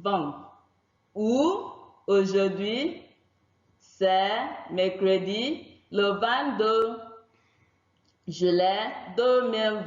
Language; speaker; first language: French; non-native, fluent; Igbo